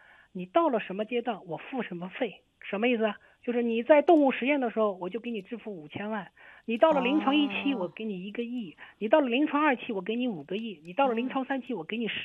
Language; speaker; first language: Chinese; native; Chinese